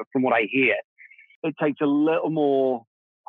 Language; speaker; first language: English; non-native, local second language; Czech